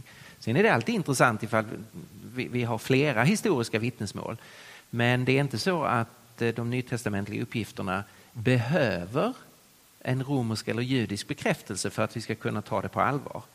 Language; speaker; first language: Swedish; native; Swedish